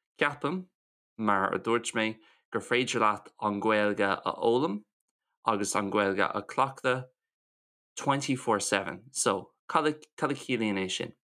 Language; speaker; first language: Irish; non-native, local second language; English